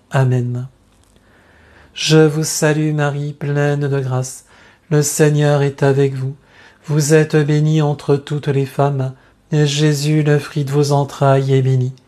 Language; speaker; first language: French; native; French